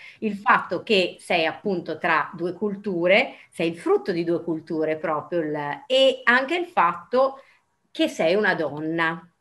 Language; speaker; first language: Italian; native; Italian